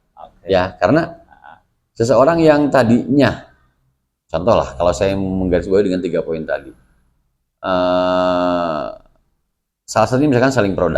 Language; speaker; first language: Indonesian; non-native, local second language; Sundanese